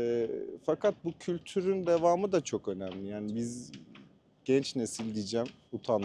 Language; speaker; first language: Turkish; native; Turkish